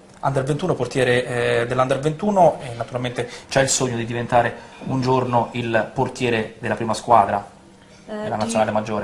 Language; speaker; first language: Italian; native; Italian